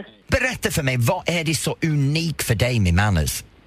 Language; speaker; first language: Swedish; non-native, fluent; English